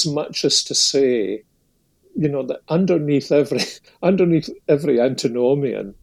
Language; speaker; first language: English; native; English